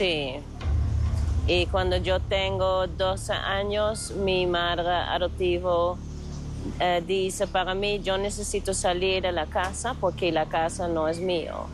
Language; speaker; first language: Spanish; non-native, learner; Dutch